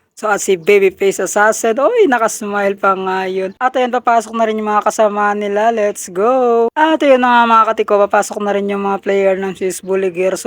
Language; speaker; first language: Filipino; non-native, local second language; Hiligaynon